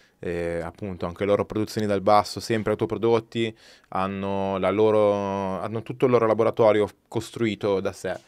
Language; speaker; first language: Italian; native; Italian